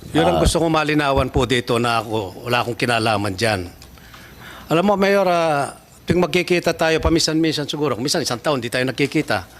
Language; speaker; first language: Filipino; native; Filipino